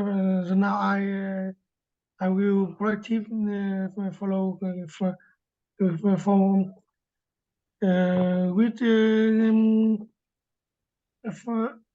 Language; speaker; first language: English; non-native, learner; Vietnamese